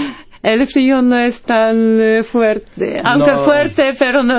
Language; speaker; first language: Spanish; non-native, fluent; Polish